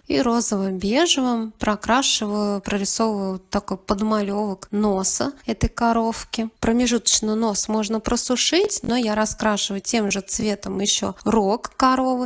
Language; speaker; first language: Russian; native; Russian